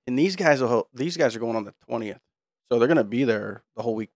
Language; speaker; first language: English; native; English